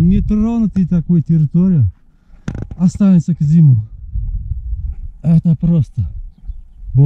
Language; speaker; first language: Russian; non-native, fluent; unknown